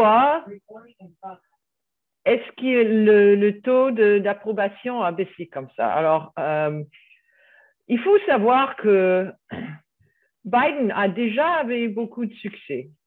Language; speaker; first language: French; non-native, fluent; English